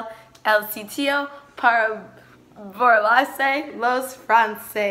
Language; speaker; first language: Spanish; non-native, learner; English